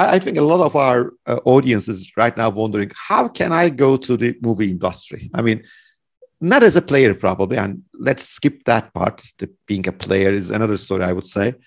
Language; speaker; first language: English; non-native, fluent; Turkish